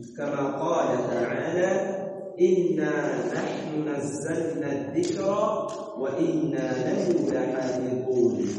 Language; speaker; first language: Arabic; non-native, fluent; Rundi